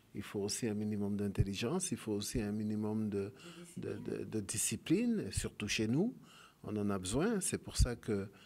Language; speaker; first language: French; native; French